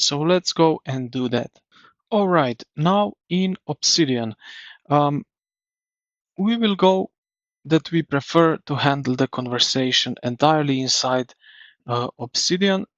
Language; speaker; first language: English; non-native, fluent; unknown